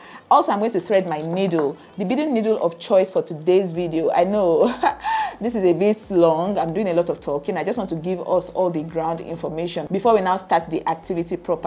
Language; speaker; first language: English; native; English